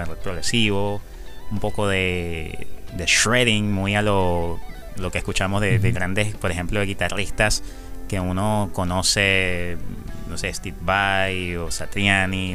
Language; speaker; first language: Spanish; native; Spanish